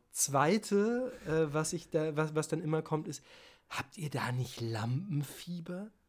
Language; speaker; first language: German; native; German